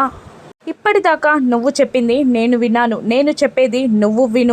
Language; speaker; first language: Telugu; native; Telugu